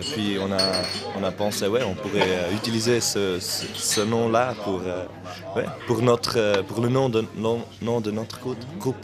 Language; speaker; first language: French; non-native, local second language; German